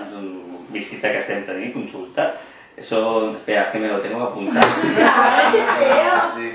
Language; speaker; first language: Catalan; native; Catalan